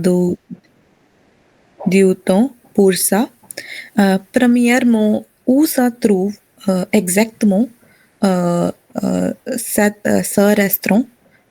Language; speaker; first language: French; non-native, learner; Hindi